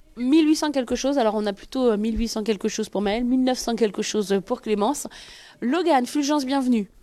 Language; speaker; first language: French; native; French